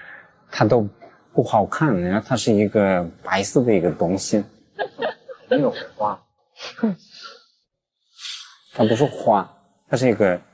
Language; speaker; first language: Chinese; early bilingual, heritage; English